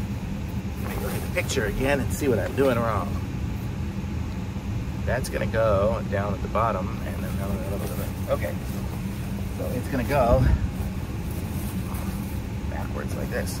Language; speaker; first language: English; native; English